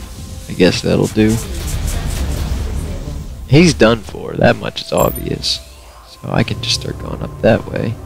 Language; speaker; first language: English; native; English